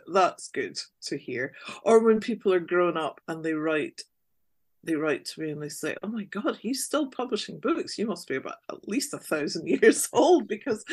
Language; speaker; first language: English; native; English